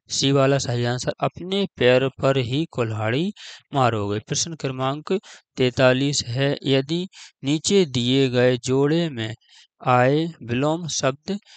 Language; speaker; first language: Hindi; native; Hindi